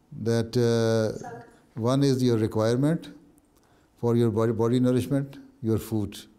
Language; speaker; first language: English; non-native, local second language; Urdu